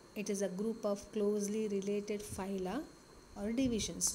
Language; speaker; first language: English; non-native, local second language; Kannada